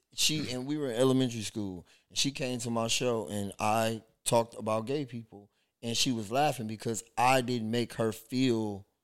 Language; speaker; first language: English; native; English